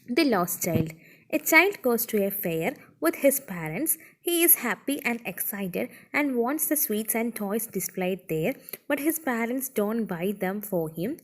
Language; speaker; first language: English; non-native, local second language; Malayalam